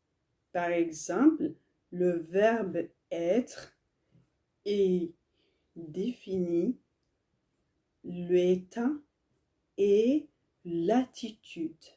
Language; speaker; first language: French; non-native, learner; Tigrinya